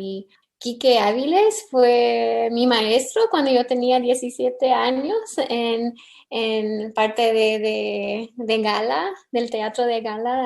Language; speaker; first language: Spanish; early bilingual, heritage; English